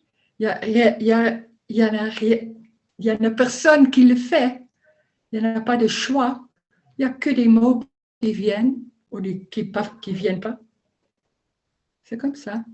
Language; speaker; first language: French; non-native, learner; Dutch